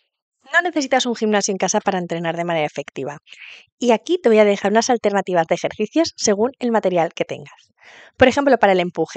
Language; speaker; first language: Spanish; native; Spanish